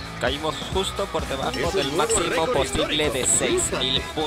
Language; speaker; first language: Spanish; native; Spanish